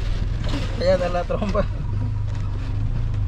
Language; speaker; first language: Spanish; native; Spanish